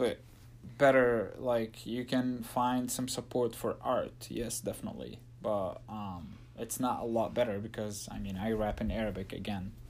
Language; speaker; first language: English; non-native, fluent; Arabic